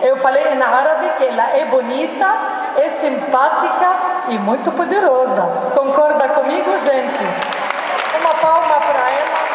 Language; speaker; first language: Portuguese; non-native, learner; Arabic